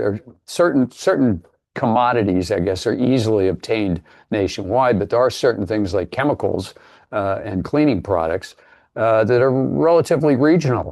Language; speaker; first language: English; native; English